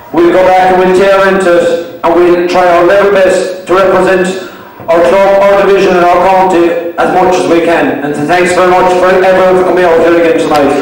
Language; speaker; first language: English; native; English